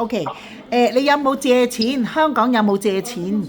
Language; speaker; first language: Cantonese; native; Cantonese